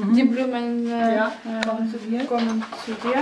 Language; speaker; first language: German; non-native, fluent; Russian